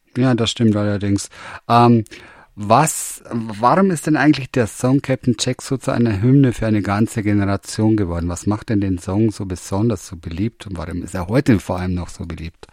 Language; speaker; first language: German; native; German